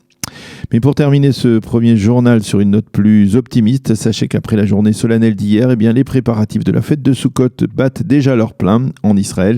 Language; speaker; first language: French; native; French